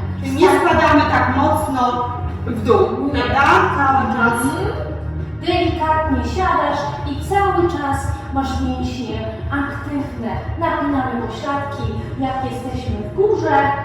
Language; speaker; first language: Polish; native; Polish